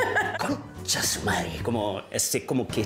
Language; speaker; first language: Spanish; non-native, fluent; English